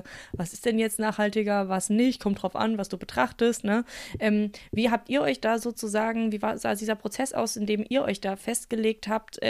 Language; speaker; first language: German; native; German